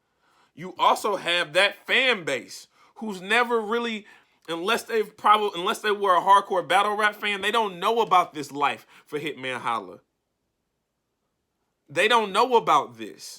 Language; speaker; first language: English; native; English